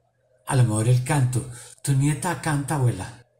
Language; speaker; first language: Spanish; native; Spanish